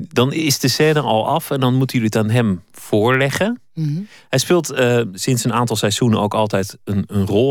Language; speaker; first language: Dutch; native; Dutch